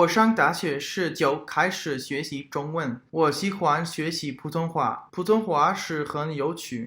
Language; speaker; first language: Chinese; non-native, learner; Spanish